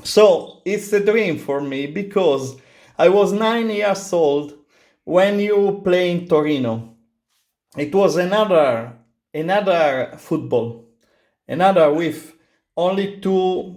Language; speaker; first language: English; non-native, learner; Italian